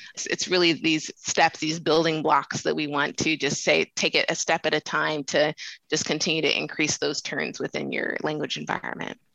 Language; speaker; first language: English; native; English